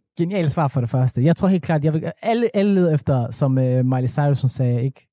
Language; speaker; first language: Danish; early bilingual, other home language; Somali